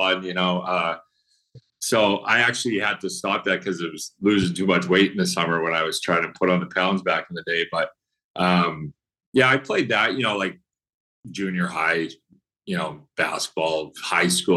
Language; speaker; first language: English; native; English